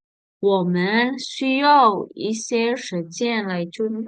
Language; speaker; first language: Chinese; non-native, fluent; Indonesian